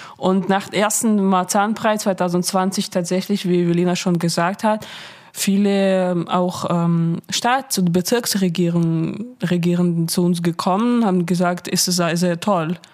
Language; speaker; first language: German; non-native, fluent; Russian